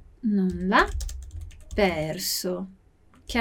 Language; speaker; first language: Italian; non-native, fluent; Portuguese